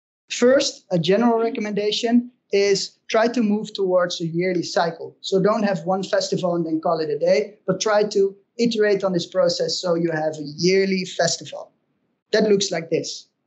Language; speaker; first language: English; non-native, fluent; Dutch